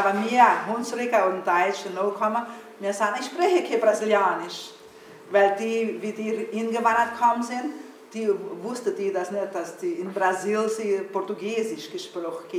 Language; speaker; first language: German; early bilingual, heritage; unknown